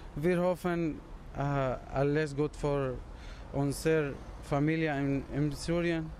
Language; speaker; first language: German; non-native, learner; Arabic